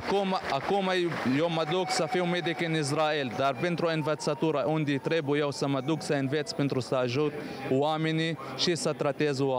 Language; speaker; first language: Romanian; non-native, learner; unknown